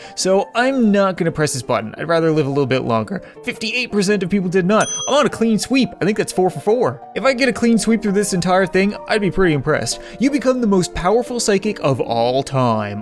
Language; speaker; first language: English; native; English